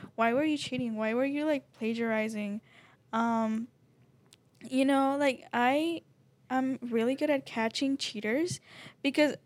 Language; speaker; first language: English; early bilingual, other home language; Spanish